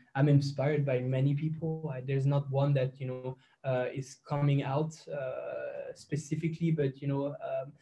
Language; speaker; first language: English; non-native, fluent; French